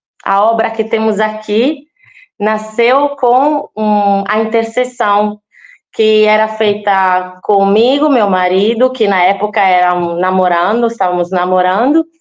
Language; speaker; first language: Portuguese; non-native, fluent; Italian